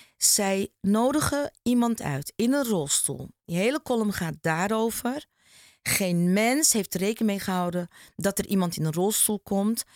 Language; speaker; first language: Dutch; early bilingual, other home language; Turkish